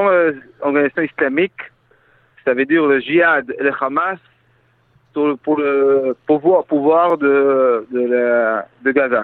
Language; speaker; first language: French; non-native, fluent; Hebrew